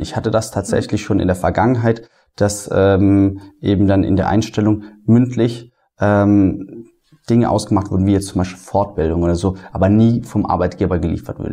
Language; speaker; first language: German; native; German